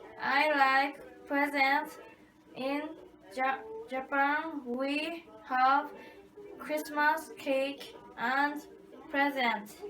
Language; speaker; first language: English; non-native, learner; Japanese